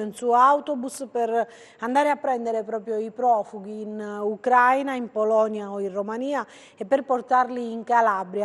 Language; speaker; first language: Italian; native; Italian